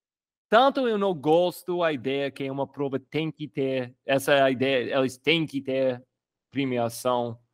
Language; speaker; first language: Portuguese; non-native, fluent; English